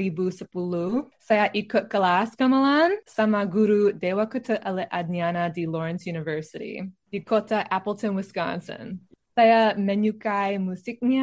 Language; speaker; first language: Indonesian; non-native, learner; English